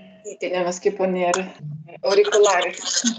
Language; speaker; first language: Spanish; non-native, learner; Lithuanian